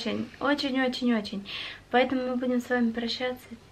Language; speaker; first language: Russian; native; Russian